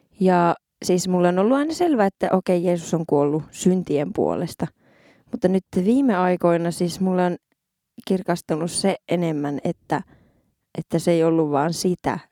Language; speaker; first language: Finnish; native; Finnish